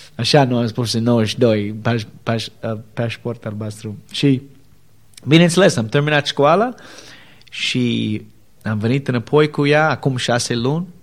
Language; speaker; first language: Romanian; non-native, learner; English